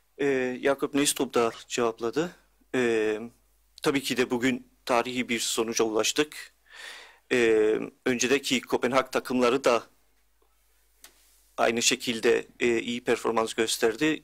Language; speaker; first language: Turkish; early bilingual, heritage; Turkish